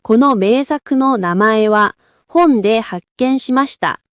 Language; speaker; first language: Japanese; non-native, fluent; Korean